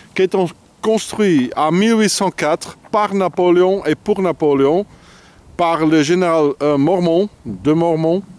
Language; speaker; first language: French; non-native, fluent; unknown